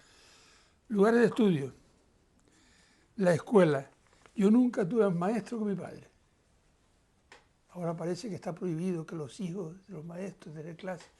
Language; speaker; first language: Spanish; native; Spanish